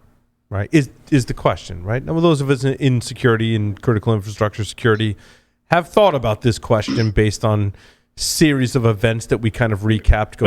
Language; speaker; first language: English; native; English